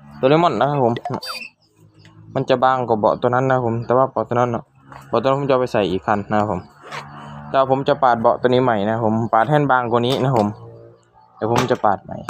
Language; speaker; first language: Thai; native; Thai